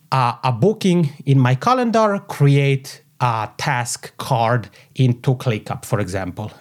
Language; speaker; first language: English; non-native, fluent; Italian